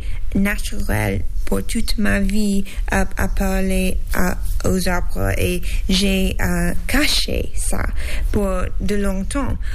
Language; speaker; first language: French; non-native, learner; English